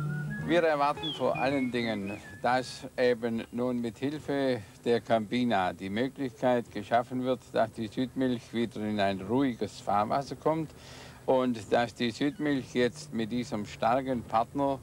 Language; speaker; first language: German; native; German